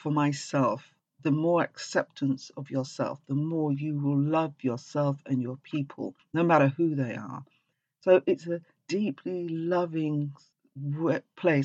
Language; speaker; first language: English; native; English